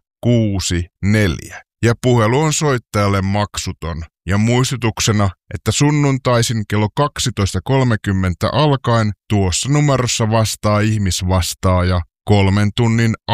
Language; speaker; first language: Finnish; native; Finnish